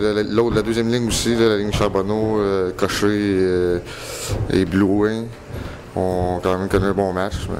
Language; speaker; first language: French; native; French